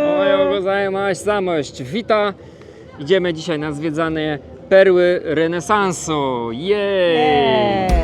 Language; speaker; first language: Polish; native; Polish